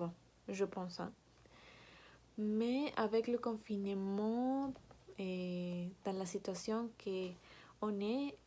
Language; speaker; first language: French; non-native, learner; Spanish